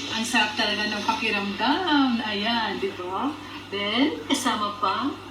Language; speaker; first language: Filipino; native; Filipino